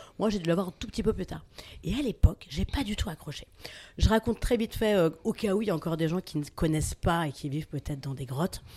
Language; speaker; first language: French; native; French